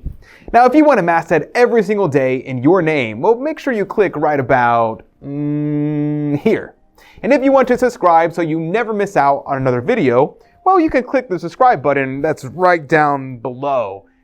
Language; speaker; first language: English; native; English